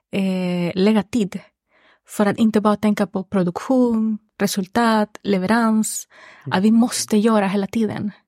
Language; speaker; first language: Swedish; non-native, fluent; Spanish